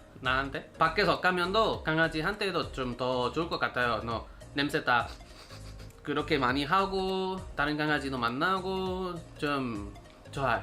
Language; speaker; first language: Korean; non-native, learner; Spanish